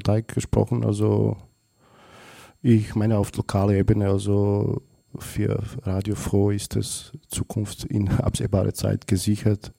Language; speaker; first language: German; non-native, learner; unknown